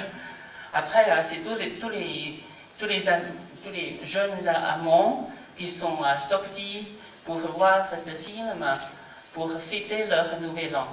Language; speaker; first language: French; non-native, fluent; Chinese